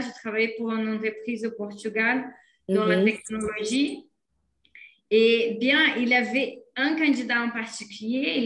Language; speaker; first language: French; non-native, fluent; Portuguese